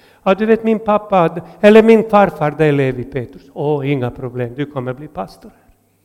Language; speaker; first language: Swedish; non-native, fluent; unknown